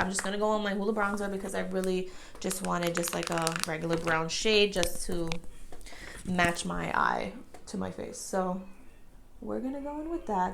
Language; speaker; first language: English; native; English